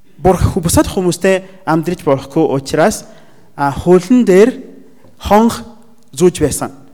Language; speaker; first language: Mongolian; non-native, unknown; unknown